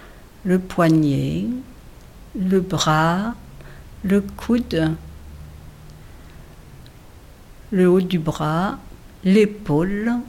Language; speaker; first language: French; native; French